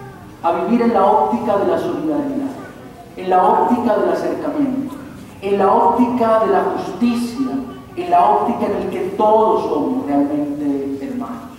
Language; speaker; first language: Spanish; native; Spanish